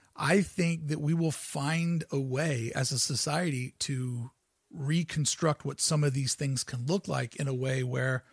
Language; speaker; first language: English; native; English